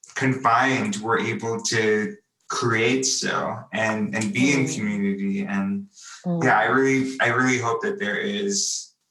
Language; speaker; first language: English; native; English